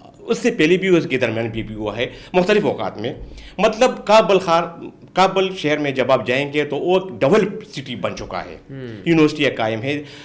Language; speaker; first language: Urdu; non-native, local second language; Pashto